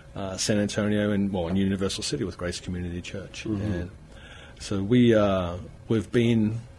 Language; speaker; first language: English; native; English